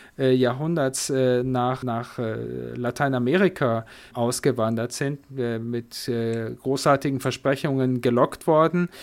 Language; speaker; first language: German; native; German